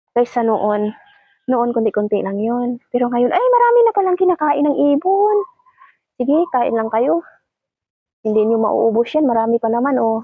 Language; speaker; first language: Filipino; non-native, local second language; Cebuano